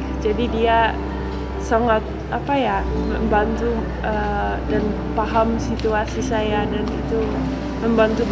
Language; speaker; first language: Indonesian; non-native, fluent; Dutch